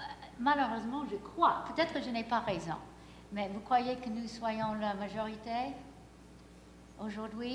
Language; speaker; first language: French; non-native, fluent; English